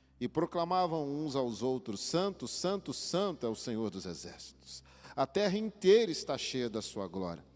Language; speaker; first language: Portuguese; native; Portuguese